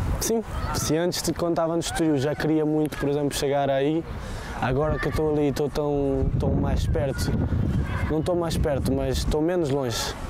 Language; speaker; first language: Portuguese; native; Portuguese